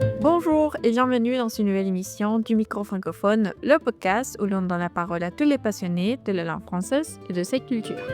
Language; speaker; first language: French; non-native, fluent; Spanish